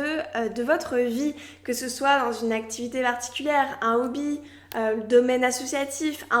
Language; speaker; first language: French; native; French